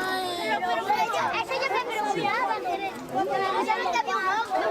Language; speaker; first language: Spanish; non-native, learner; Arabic